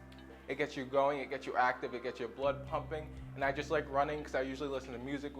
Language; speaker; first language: English; native; English